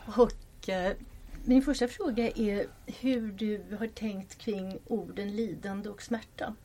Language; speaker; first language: Swedish; non-native, fluent; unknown